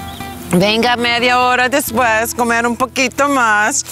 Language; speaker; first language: Spanish; non-native, learner; English